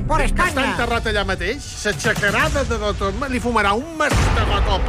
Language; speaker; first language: Catalan; native; Catalan